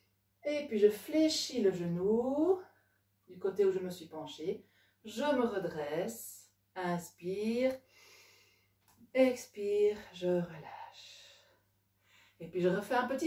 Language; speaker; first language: French; native; French